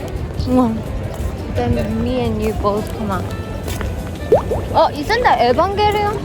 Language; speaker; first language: English; non-native, learner; Korean